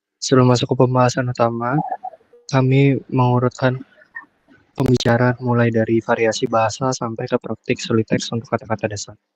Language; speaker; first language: Indonesian; native; Indonesian